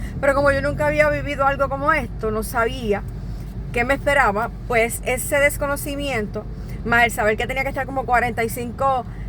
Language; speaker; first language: Spanish; native; Spanish